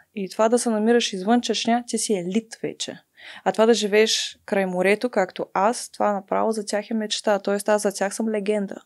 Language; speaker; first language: Bulgarian; early bilingual, other home language; Chechen